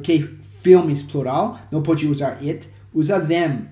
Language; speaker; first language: Portuguese; non-native, fluent; English